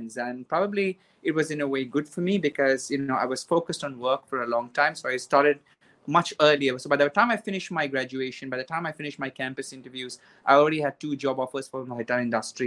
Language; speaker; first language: English; non-native, local second language; Konkani